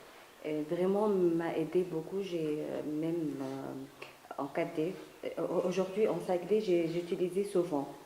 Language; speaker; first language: French; non-native, learner; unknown